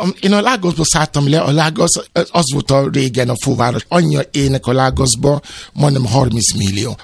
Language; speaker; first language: Hungarian; non-native, fluent; Yoruba